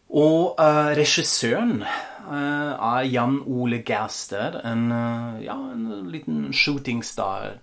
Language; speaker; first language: Norwegian; non-native, fluent; German